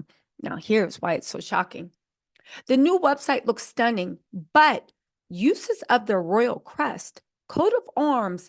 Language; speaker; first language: English; native; English